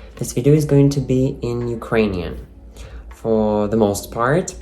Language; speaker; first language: English; non-native, fluent; Ukrainian